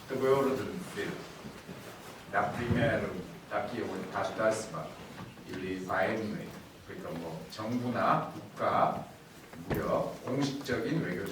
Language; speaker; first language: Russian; non-native, learner; Korean